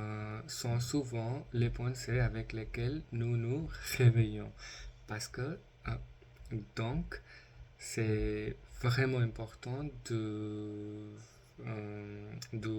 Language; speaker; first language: French; non-native, learner; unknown